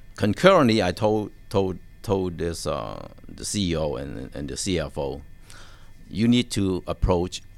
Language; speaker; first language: English; non-native, local second language; Cantonese